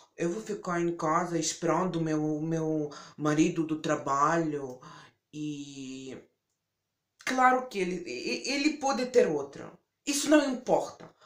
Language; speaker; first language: Portuguese; early bilingual, heritage; Portuguese